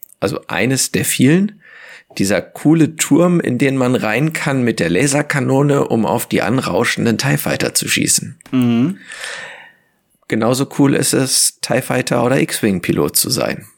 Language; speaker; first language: German; native; German